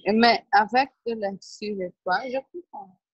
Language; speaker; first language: French; non-native, learner; Portuguese